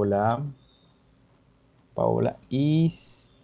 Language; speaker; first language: English; non-native, fluent; Spanish